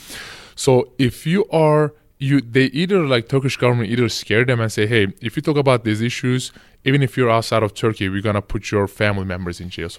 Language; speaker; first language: English; non-native, fluent; Turkish